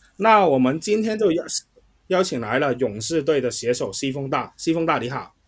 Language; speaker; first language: Chinese; non-native, local second language; Cantonese